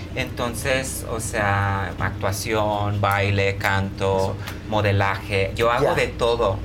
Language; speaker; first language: Spanish; early bilingual, heritage; Spanish